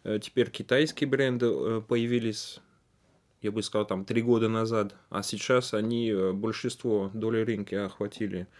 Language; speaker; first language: Russian; non-native, fluent; French